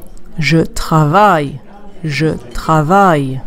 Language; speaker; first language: French; non-native, fluent; English